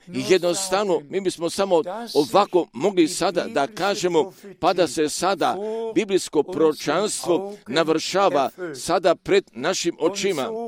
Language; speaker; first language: Croatian; early bilingual, heritage; Croatian